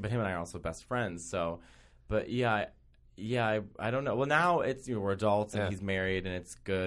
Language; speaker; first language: English; native; English